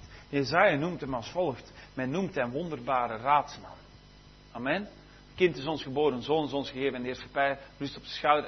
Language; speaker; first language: Dutch; native; Dutch